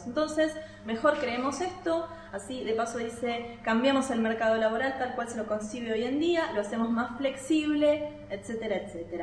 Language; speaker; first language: Spanish; native; Spanish